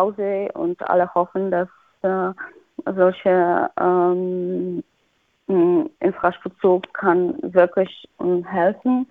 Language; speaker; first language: German; non-native, fluent; Polish